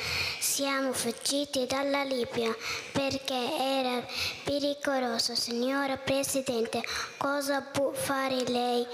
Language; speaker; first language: Italian; non-native, learner; Arabic